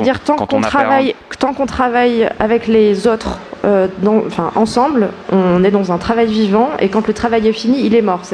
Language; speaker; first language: French; native; French